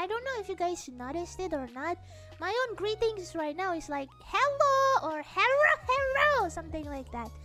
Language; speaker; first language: English; non-native, fluent; Indonesian